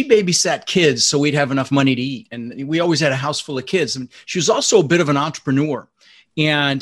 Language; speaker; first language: English; early bilingual, other home language; Dutch